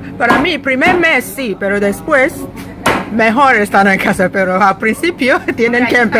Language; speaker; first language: Spanish; non-native, fluent; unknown